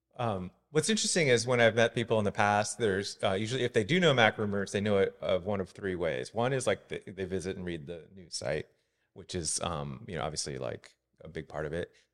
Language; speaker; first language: English; native; English